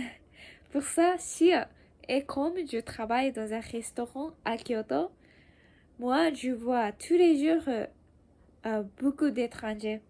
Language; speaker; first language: French; non-native, learner; Japanese